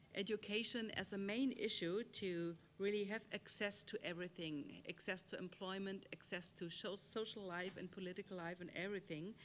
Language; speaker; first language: English; non-native, fluent; German